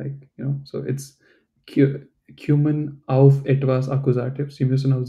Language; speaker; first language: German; non-native, fluent; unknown